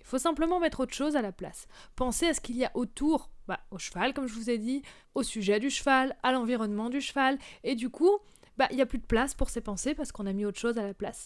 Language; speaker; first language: French; native; French